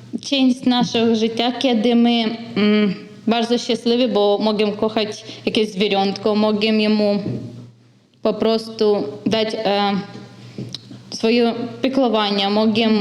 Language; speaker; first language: Polish; non-native, learner; Ukrainian